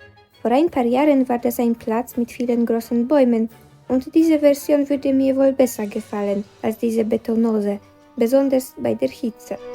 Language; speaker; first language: German; non-native, fluent; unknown